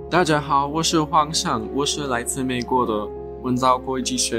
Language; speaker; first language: Chinese; non-native, learner; English